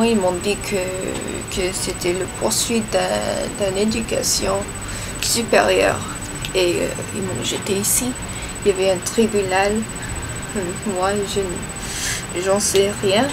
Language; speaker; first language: French; non-native, learner; English